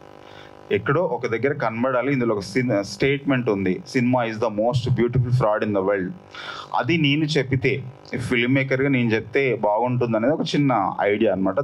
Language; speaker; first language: Telugu; native; Telugu